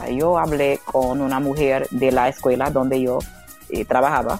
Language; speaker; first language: Spanish; non-native, learner; English